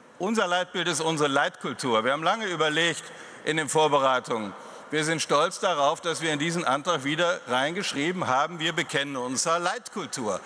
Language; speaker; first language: German; native; German